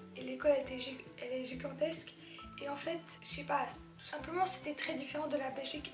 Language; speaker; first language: French; early bilingual, other home language; Polish